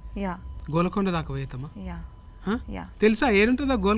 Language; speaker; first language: Telugu; native; Telugu